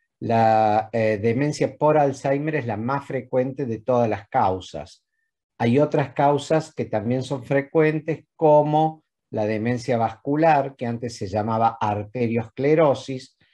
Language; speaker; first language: Spanish; native; Spanish